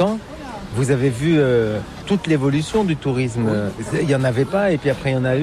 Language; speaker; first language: French; native; French